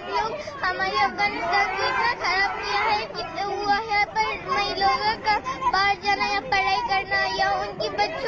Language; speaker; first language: Hindi; non-native, learner; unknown